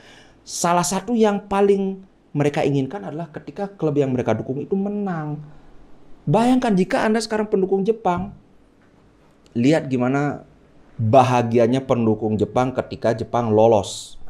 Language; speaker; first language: Indonesian; native; Indonesian